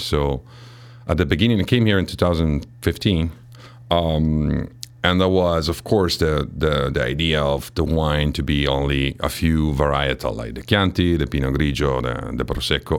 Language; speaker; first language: English; non-native, fluent; Italian